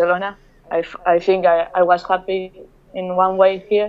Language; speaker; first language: English; non-native, fluent; Spanish